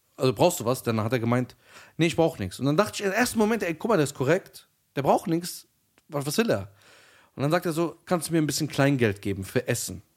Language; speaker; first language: German; early bilingual, other home language; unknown